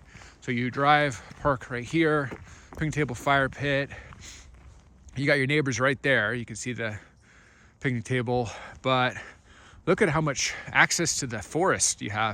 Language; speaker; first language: English; native; English